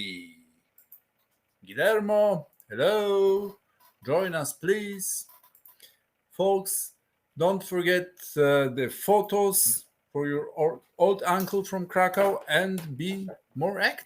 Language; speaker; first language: English; non-native, fluent; Polish